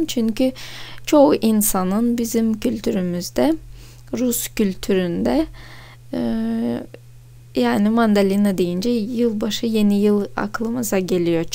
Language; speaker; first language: Turkish; non-native, fluent; Russian